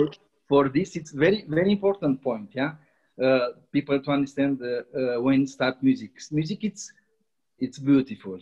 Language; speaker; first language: English; non-native, learner; Romanian